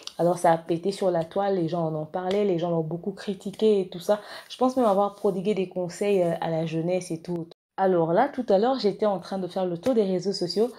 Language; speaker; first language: French; non-native, local second language; Lingala